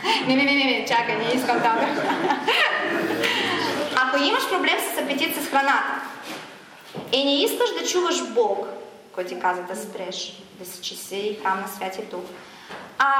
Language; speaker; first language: Bulgarian; non-native, fluent; Russian